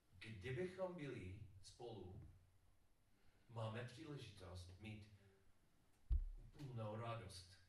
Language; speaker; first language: Czech; non-native, learner; English